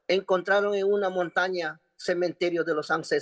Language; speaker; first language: Spanish; non-native, local second language; Quechua